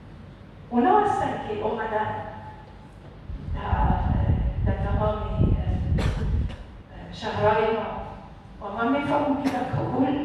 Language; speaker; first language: Persian; non-native, learner; Arabic